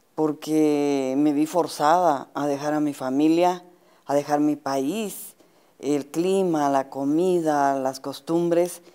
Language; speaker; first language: Spanish; native; Spanish